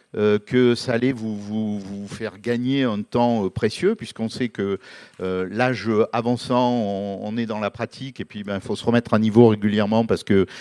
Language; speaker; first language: French; native; French